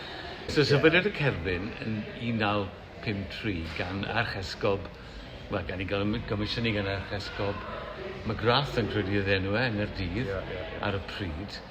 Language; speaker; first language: Welsh; native; Welsh